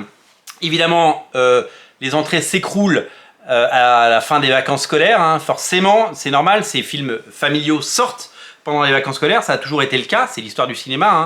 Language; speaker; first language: French; native; French